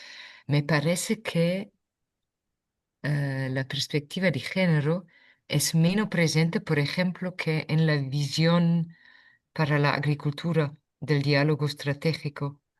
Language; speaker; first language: Spanish; non-native, fluent; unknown